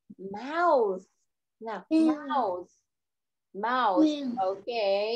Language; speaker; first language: English; non-native, learner; Vietnamese